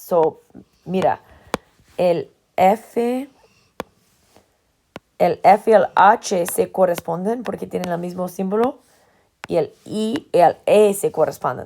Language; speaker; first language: Spanish; non-native, fluent; English